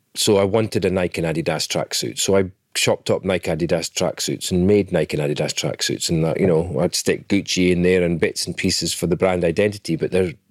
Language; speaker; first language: English; native; English